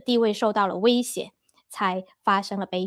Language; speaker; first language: Chinese; native; Chinese